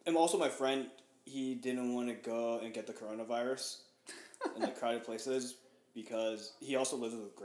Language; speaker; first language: English; early bilingual, other home language; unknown